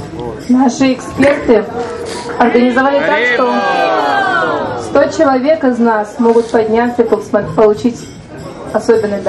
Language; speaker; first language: Russian; native; Russian